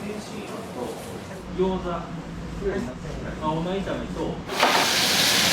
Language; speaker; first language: Japanese; native; Japanese